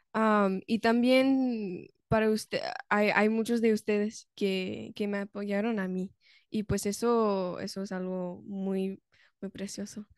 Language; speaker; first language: Spanish; non-native, fluent; English